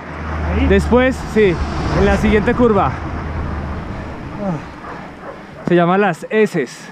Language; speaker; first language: Spanish; native; Spanish